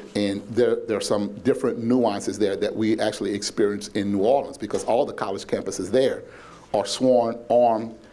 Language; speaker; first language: English; native; English